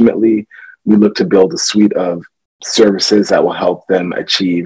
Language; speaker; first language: English; native; English